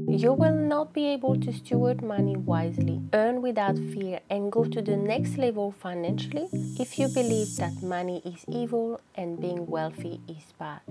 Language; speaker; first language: English; non-native, fluent; French